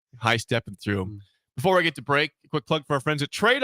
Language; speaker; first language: English; native; English